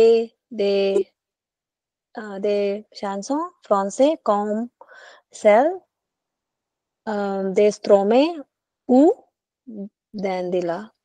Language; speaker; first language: French; non-native, learner; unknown